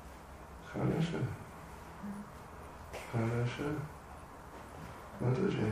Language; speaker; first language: Russian; non-native, learner; English